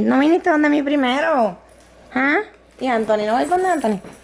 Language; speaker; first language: Spanish; early bilingual, heritage; Spanish